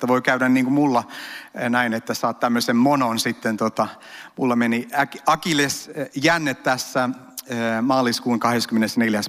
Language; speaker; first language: Finnish; early bilingual, heritage; Finnish